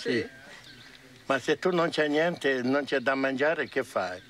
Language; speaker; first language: Italian; non-native, fluent; Tibetan